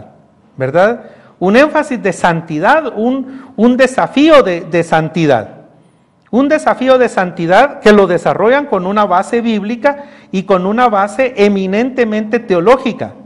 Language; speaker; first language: Spanish; native; Spanish